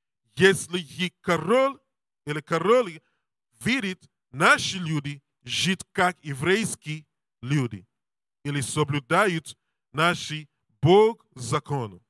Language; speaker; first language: Russian; non-native, learner; English